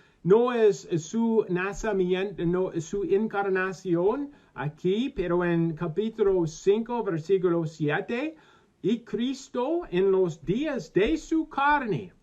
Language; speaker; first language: Spanish; non-native, learner; English